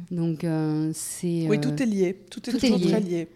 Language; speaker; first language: French; native; French